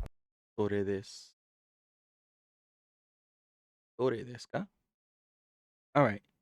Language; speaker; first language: Japanese; non-native, learner; English